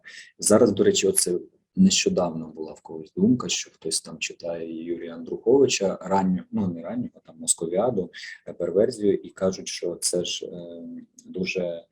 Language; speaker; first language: Ukrainian; native; Ukrainian